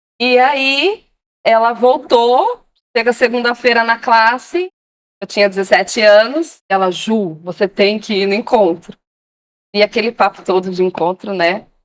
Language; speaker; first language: Portuguese; native; Portuguese